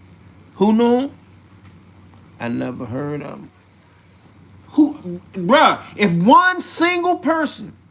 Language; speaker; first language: English; native; English